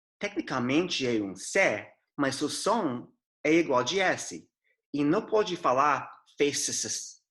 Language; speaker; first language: Portuguese; non-native, fluent; English